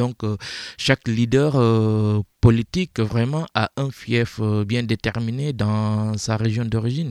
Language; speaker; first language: French; non-native, local second language; Fula